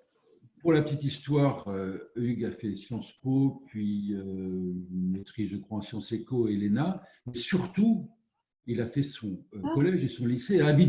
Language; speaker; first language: French; native; French